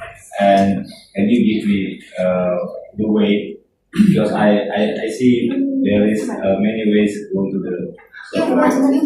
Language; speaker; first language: English; non-native, learner; Indonesian